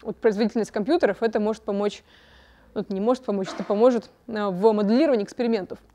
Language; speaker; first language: Russian; native; Russian